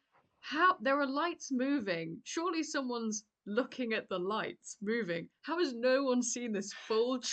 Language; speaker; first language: English; native; English